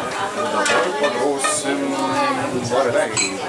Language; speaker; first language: Lithuanian; native; Lithuanian